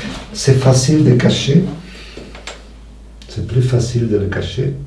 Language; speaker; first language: French; non-native, learner; German